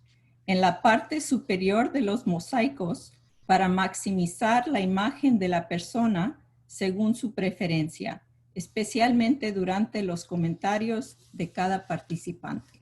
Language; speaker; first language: Spanish; early bilingual, heritage; Spanish